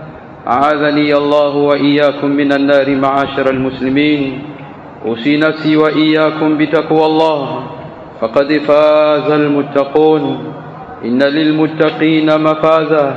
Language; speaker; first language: Arabic; non-native, fluent; Swahili